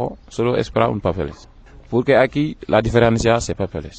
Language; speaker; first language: Spanish; non-native, learner; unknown